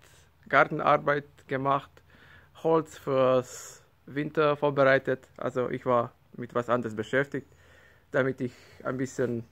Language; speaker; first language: German; non-native, learner; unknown